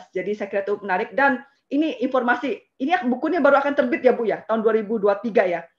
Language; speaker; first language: Indonesian; native; Indonesian